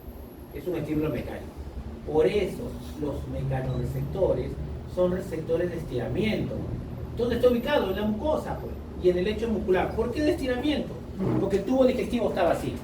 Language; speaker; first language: Spanish; native; Spanish